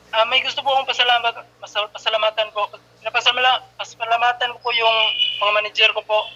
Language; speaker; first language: Filipino; non-native, local second language; Cebuano